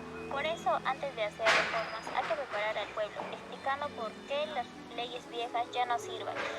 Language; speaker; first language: Spanish; native; Spanish